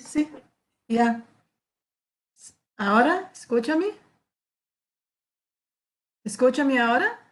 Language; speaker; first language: Spanish; non-native, learner; Portuguese